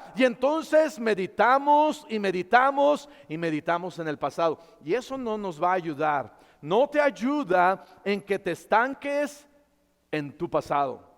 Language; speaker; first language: Spanish; native; Spanish